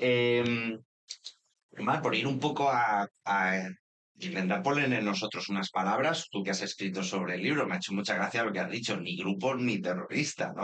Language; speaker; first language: Spanish; native; Spanish